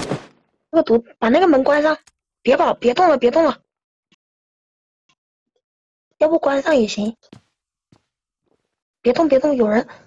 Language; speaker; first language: Chinese; native; Chinese